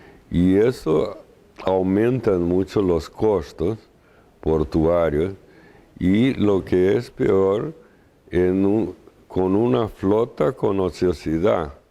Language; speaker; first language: Spanish; non-native, fluent; Portuguese